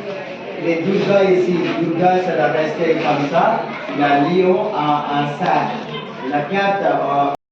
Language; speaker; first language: French; non-native, learner; Tamil